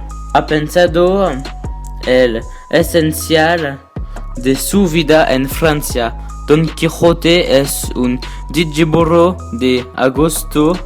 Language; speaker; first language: Spanish; non-native, learner; French